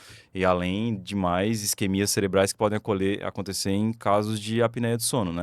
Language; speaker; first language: Portuguese; native; Portuguese